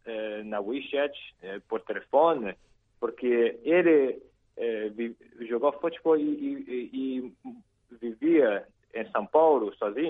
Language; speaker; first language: Portuguese; non-native, fluent; Chinese